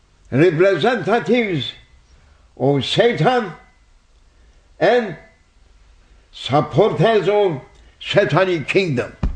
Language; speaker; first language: English; non-native, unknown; Turkish